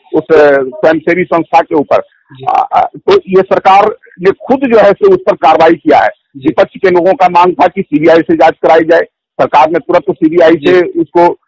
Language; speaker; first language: Hindi; native; Hindi